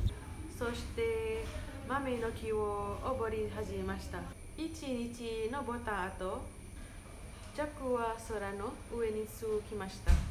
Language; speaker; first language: Japanese; non-native, learner; Indonesian